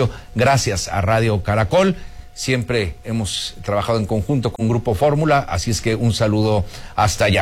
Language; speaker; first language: Spanish; native; Spanish